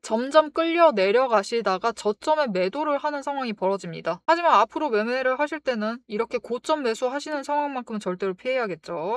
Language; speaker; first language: Korean; native; Korean